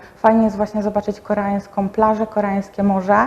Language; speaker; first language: Polish; native; Polish